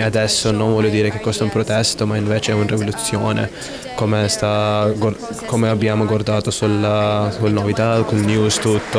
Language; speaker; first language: Italian; non-native, fluent; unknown